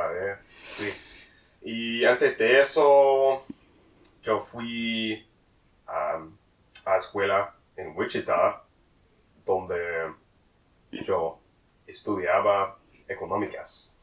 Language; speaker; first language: Spanish; non-native, learner; English